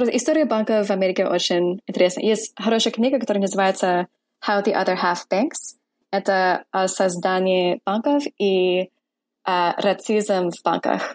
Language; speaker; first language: Russian; non-native, fluent; English